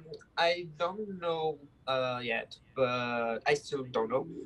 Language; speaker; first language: English; non-native, learner; Portuguese